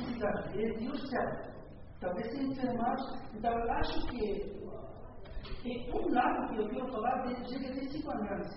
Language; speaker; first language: Portuguese; non-native, learner; Spanish